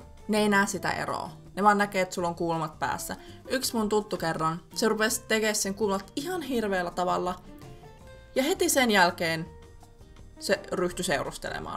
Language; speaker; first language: Finnish; native; Finnish